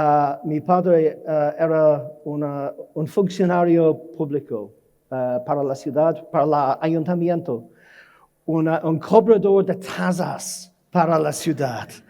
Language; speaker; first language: Spanish; non-native, learner; English